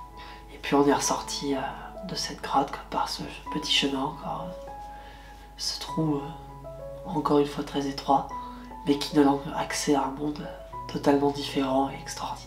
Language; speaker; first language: French; native; French